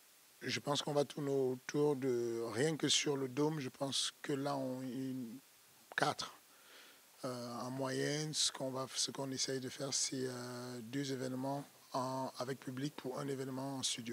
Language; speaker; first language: French; native; French